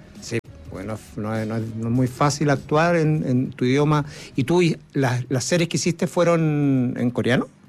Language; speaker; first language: Spanish; native; Spanish